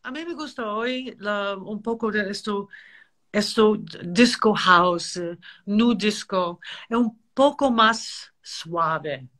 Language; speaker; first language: Spanish; non-native, learner; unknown